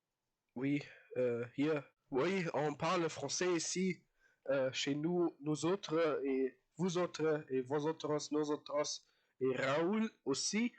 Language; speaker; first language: French; non-native, learner; German